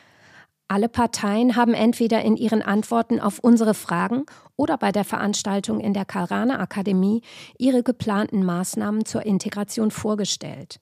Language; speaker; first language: German; native; German